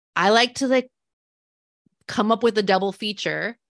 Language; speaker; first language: English; native; English